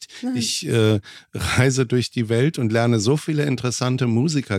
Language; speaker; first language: German; native; German